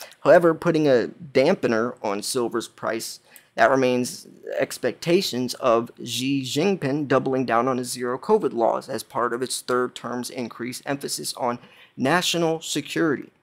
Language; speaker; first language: English; native; English